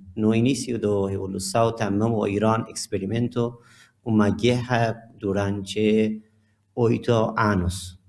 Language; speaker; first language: Portuguese; non-native, learner; Persian